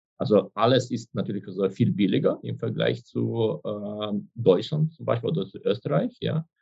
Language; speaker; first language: German; non-native, fluent; Ukrainian